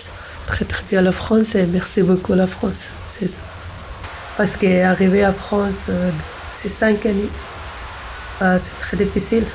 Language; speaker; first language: French; non-native, learner; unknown